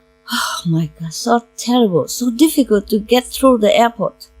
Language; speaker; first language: English; non-native, fluent; Vietnamese